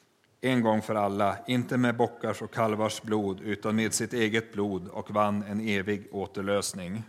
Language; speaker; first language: Swedish; native; Swedish